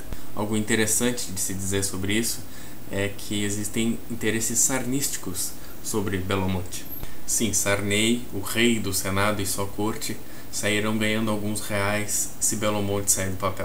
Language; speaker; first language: Portuguese; native; Portuguese